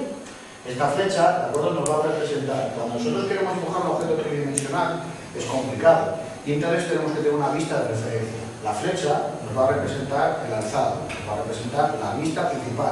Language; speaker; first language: Spanish; native; Spanish